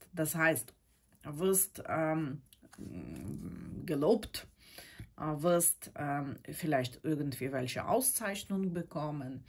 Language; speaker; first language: German; non-native, fluent; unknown